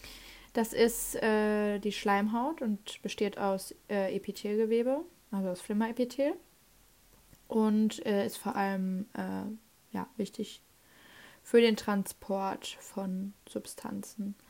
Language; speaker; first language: German; native; German